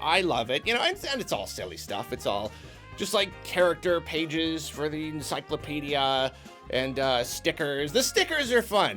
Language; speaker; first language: English; native; English